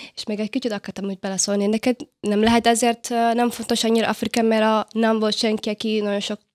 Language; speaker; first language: Hungarian; non-native, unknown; Somali